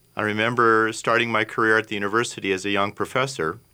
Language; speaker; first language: English; native; English